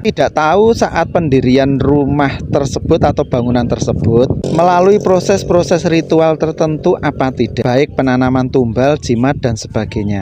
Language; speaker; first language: Indonesian; native; Indonesian